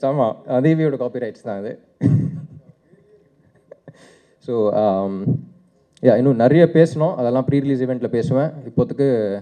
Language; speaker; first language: Tamil; non-native, local second language; Telugu